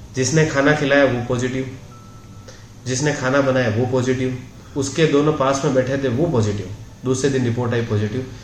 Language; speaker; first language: Hindi; native; Hindi